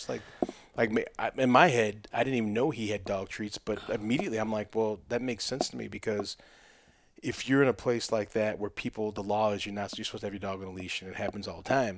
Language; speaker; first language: English; native; English